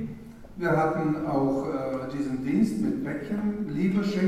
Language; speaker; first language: German; non-native, fluent; Russian